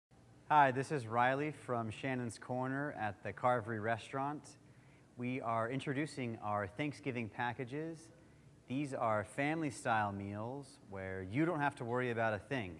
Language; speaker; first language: English; native; English